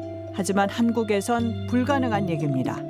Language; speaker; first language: Korean; native; Korean